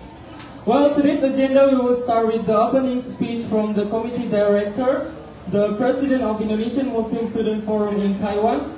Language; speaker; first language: English; non-native, fluent; Indonesian